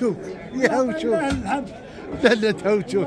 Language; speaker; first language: Arabic; native; Arabic